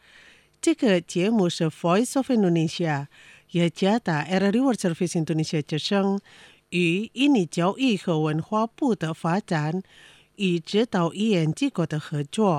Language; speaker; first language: Chinese; non-native, fluent; Indonesian